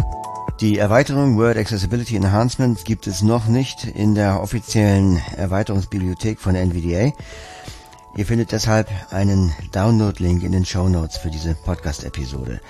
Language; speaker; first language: German; native; German